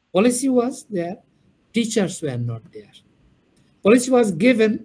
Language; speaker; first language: English; non-native, local second language; Bangla